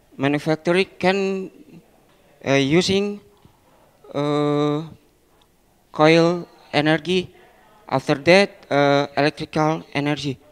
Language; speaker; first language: English; non-native, learner; Indonesian